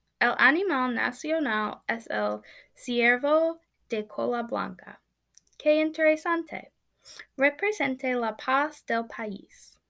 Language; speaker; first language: Spanish; non-native, learner; English